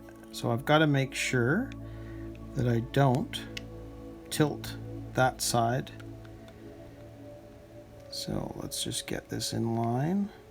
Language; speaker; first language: English; native; English